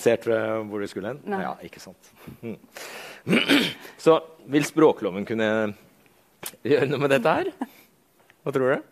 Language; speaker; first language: Norwegian; native; Norwegian